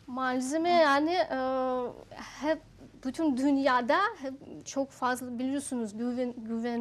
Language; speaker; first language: Turkish; non-native, learner; Russian